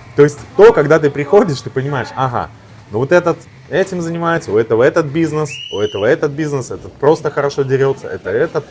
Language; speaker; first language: Russian; native; Russian